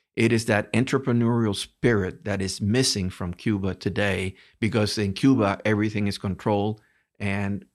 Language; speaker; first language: English; early bilingual, other home language; Spanish